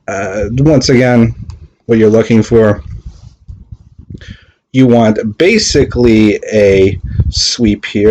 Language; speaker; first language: English; native; English